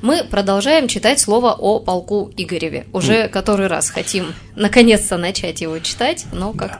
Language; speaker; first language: Russian; native; Russian